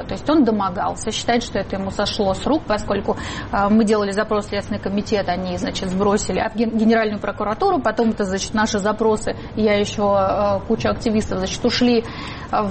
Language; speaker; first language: Russian; native; Russian